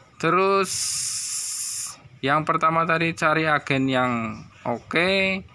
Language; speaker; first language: Indonesian; native; Indonesian